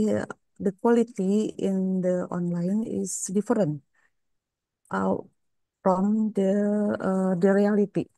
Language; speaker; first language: English; non-native, learner; Indonesian